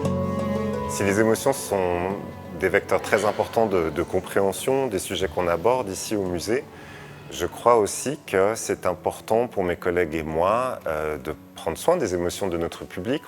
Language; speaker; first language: French; native; French